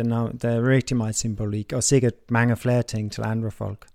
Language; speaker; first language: Danish; non-native, fluent; English